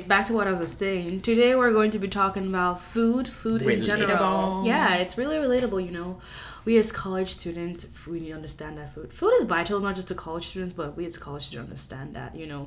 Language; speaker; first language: English; non-native, local second language; Yoruba